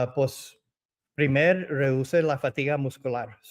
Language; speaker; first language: Spanish; early bilingual, other home language; English